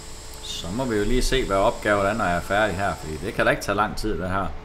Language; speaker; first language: Danish; native; Danish